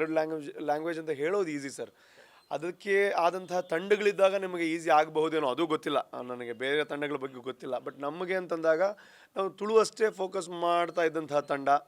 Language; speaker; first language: Kannada; non-native, local second language; Tulu